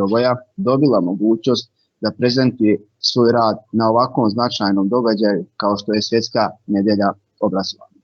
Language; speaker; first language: Bosnian; native; Bosnian